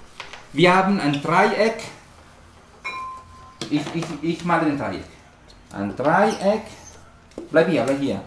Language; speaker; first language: German; non-native, learner; Spanish